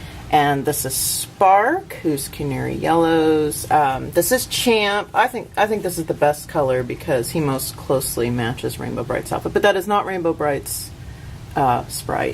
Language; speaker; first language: English; native; English